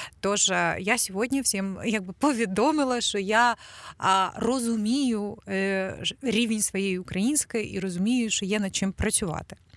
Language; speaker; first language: Ukrainian; non-native, local second language; Russian